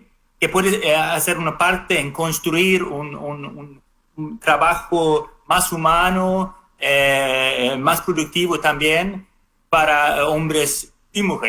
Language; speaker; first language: Spanish; non-native, fluent; Swedish